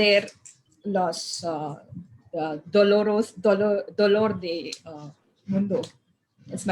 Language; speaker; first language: Spanish; non-native, learner; Hindi